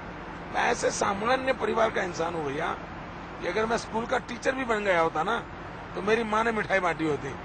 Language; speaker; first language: Hindi; non-native, local second language; Gujarati